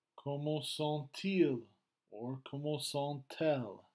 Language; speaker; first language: French; non-native, fluent; English